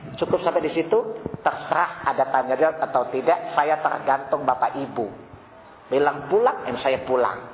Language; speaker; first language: Indonesian; non-native, local second language; Sundanese